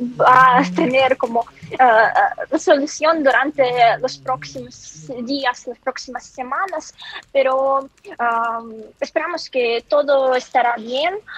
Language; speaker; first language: Spanish; non-native, fluent; Ukrainian